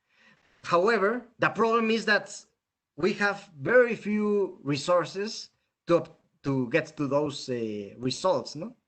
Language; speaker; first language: English; non-native, fluent; Spanish